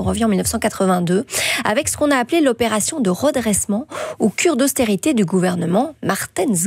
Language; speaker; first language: French; native; French